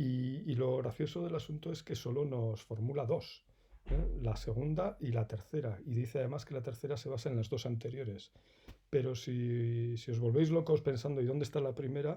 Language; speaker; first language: Spanish; native; Spanish